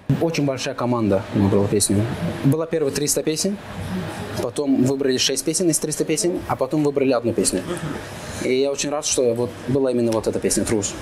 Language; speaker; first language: Russian; non-native, fluent; Azerbaijani